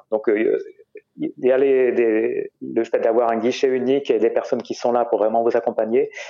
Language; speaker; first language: French; native; French